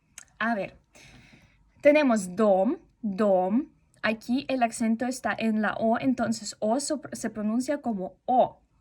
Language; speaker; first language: Spanish; non-native, fluent; Russian